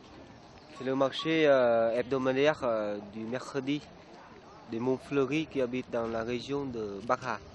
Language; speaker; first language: French; non-native, fluent; Vietnamese